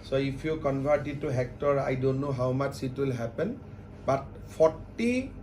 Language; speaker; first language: English; non-native, local second language; Assamese